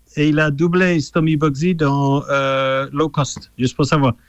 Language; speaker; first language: French; non-native, fluent; English